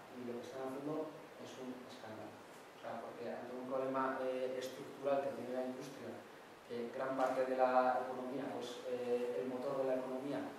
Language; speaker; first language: Spanish; non-native, local second language; Basque